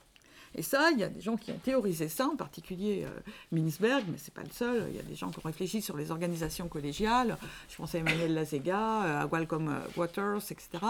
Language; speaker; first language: French; native; French